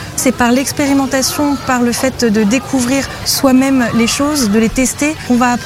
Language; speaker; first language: French; native; French